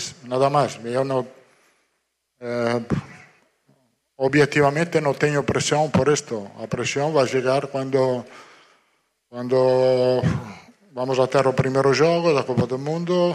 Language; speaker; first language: Portuguese; non-native, fluent; Italian